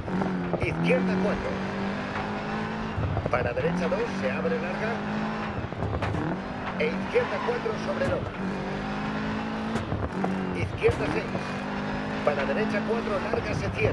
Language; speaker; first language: Spanish; native; Spanish